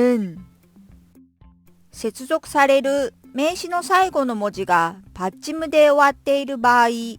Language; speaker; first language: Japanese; non-native, fluent; Korean